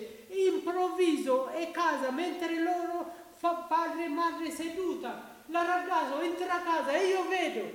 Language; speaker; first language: Italian; non-native, learner; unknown